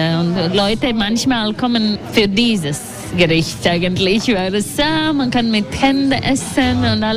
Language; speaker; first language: German; non-native, learner; Latvian